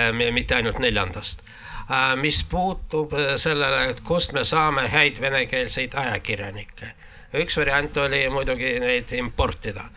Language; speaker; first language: Estonian; non-native, local second language; Russian